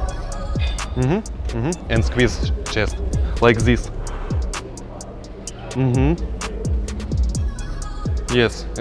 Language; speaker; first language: English; non-native, learner; Russian